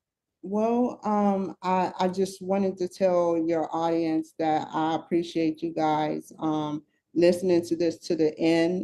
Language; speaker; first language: English; native; English